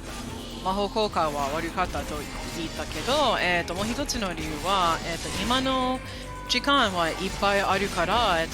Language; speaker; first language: Japanese; non-native, fluent; English